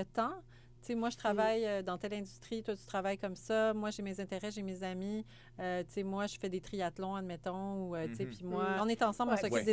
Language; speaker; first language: French; native; French